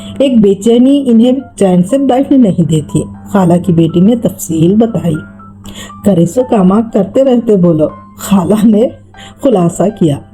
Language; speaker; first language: Urdu; native; Urdu